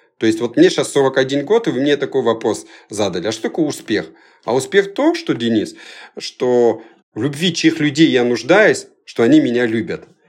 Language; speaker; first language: Russian; early bilingual, other home language; Georgian